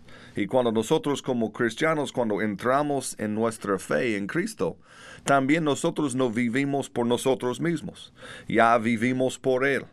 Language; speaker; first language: Spanish; non-native, learner; English